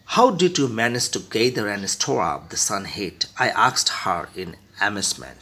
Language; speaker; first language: English; non-native, local second language; Bangla